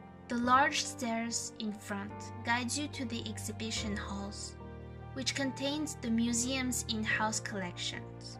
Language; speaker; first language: English; non-native, fluent; French